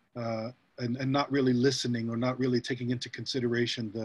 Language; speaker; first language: English; native; English